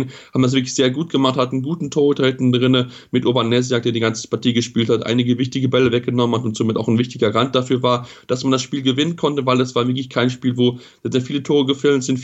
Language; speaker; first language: German; native; German